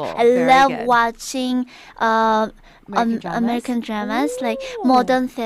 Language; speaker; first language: English; non-native, learner; Korean